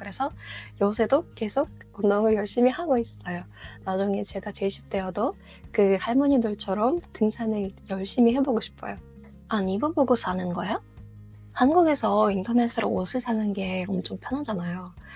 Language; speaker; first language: Korean; non-native, fluent; Russian